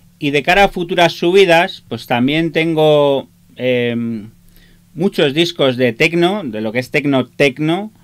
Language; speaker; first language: Spanish; native; Spanish